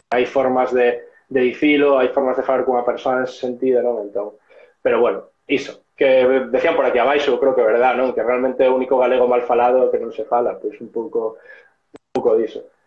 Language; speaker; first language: Galician; non-native, local second language; Spanish